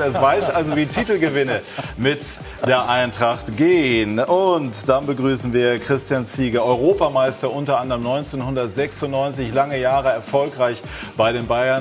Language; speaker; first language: German; native; German